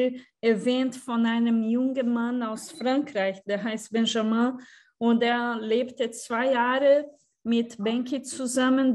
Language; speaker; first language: German; non-native, fluent; Portuguese